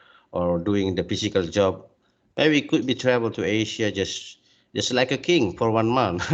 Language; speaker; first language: English; non-native, learner; Indonesian